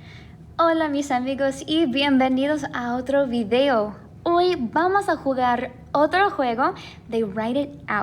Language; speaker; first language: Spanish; non-native, fluent; English